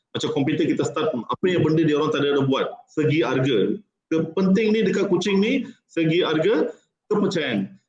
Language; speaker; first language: Malay; non-native, local second language; Tamil